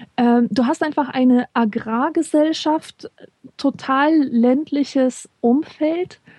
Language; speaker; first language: German; early bilingual, other home language; Polish